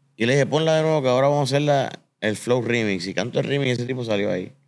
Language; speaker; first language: Spanish; native; Spanish